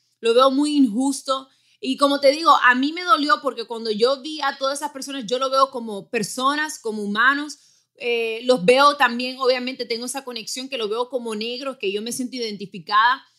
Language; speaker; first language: Spanish; early bilingual, heritage; Spanish